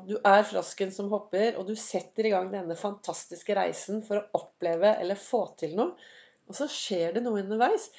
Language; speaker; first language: Norwegian; native; Norwegian